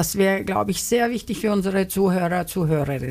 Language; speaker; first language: German; early bilingual, other home language; Turkish